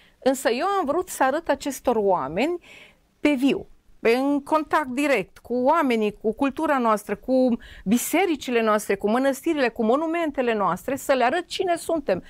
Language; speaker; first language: Romanian; non-native, local second language; Serbian